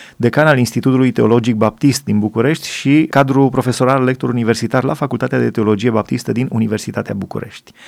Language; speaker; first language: Romanian; native; Romanian